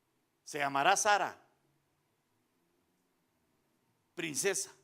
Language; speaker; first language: Spanish; native; Spanish